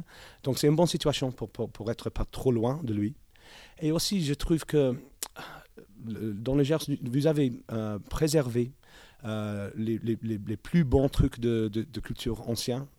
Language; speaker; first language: French; non-native, learner; English